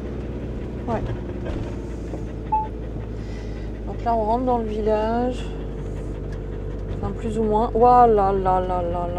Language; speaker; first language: French; native; French